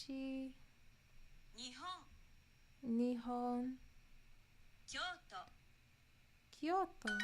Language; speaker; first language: Japanese; non-native, learner; English